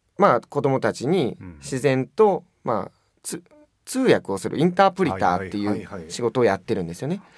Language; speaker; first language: Japanese; native; Japanese